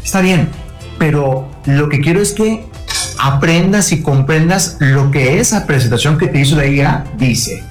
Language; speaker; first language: Spanish; native; Spanish